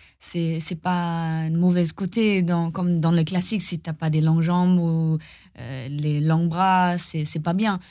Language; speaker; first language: French; non-native, fluent; German